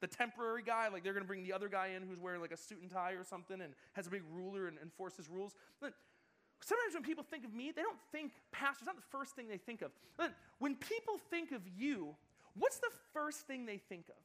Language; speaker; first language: English; native; English